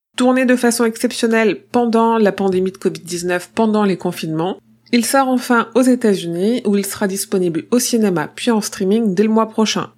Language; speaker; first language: French; native; French